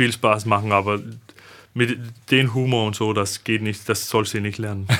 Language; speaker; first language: German; non-native, fluent; Danish